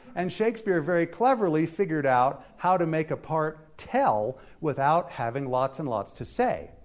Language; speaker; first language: English; native; English